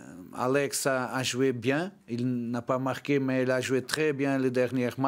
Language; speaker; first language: French; non-native, learner; Portuguese